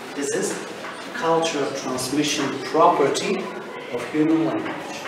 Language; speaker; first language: English; non-native, fluent; Turkish